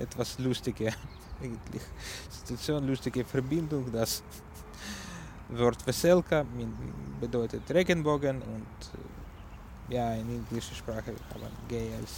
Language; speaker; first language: German; non-native, learner; Ukrainian